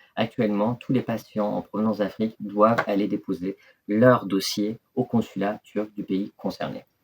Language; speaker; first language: French; early bilingual, other home language; Turkish